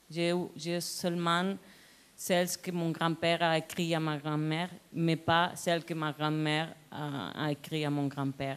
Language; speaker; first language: French; non-native, learner; Spanish